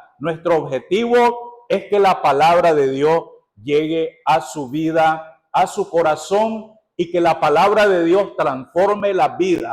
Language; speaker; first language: Spanish; native; Spanish